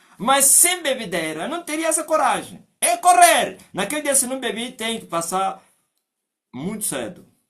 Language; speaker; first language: Portuguese; non-native, local second language; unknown